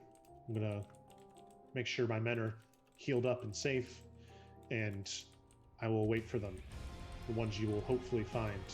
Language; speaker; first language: English; native; English